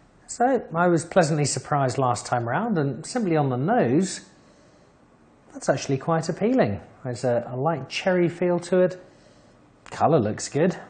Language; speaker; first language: English; native; English